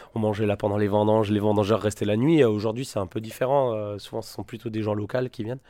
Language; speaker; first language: French; native; French